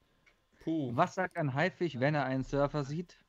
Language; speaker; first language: German; native; German